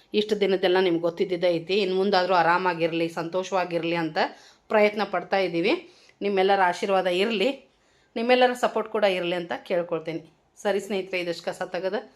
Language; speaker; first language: Kannada; native; Kannada